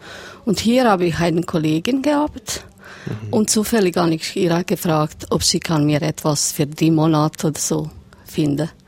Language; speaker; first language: German; non-native, learner; Serbian